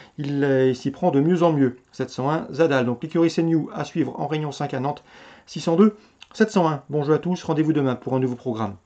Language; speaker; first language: French; native; French